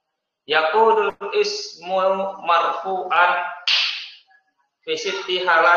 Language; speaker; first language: Arabic; non-native, fluent; Indonesian